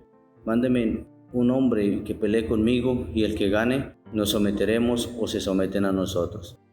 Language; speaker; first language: Spanish; native; Spanish